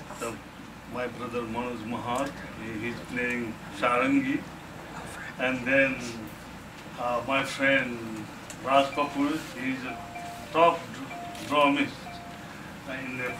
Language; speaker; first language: English; non-native, learner; Nepali